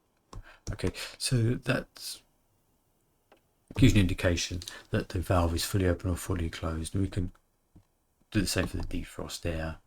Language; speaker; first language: English; native; English